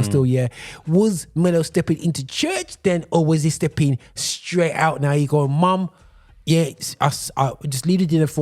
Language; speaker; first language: English; native; English